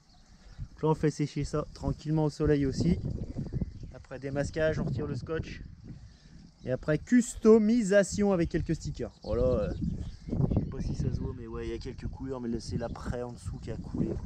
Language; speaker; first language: French; native; French